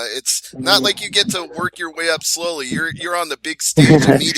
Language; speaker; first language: English; native; English